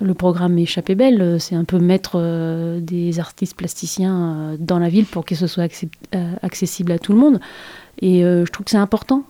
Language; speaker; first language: French; native; French